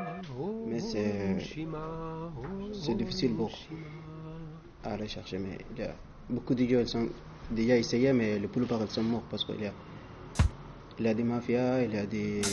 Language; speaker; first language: French; non-native, learner; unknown